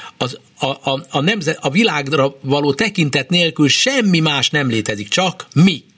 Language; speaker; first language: Hungarian; native; Hungarian